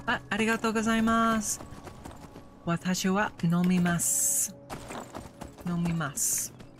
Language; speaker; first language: Japanese; non-native, learner; English